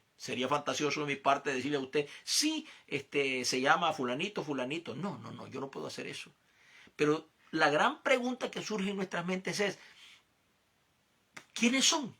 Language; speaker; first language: Spanish; native; Spanish